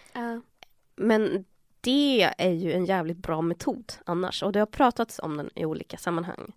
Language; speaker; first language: Swedish; early bilingual, other home language; Spanish